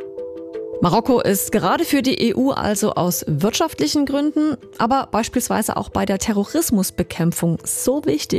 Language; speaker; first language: German; native; German